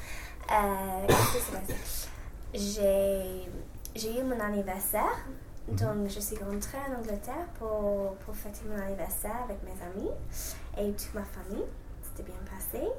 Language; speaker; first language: French; non-native, fluent; English